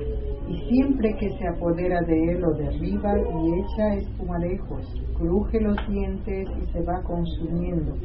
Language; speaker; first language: Spanish; native; Spanish